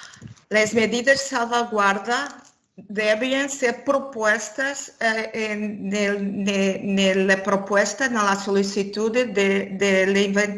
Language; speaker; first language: Spanish; non-native, learner; Portuguese